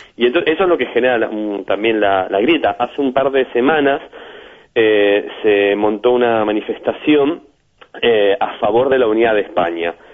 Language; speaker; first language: Spanish; native; Spanish